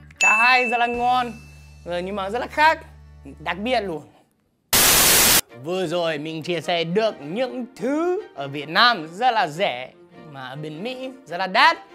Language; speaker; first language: Vietnamese; non-native, fluent; English